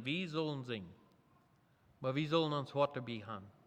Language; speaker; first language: German; non-native, local second language; Plautdietsch